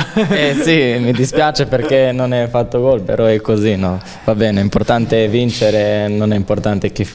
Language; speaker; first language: Italian; non-native, learner; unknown